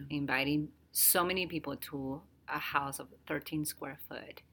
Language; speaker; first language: English; non-native, fluent; Spanish